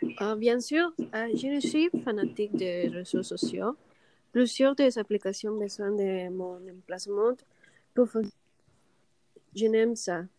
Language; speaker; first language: French; non-native, learner; Spanish